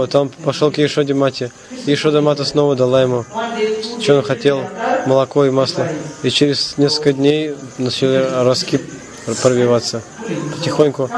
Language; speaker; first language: Russian; non-native, fluent; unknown